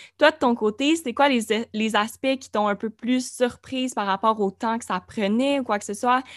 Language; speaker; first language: French; native; French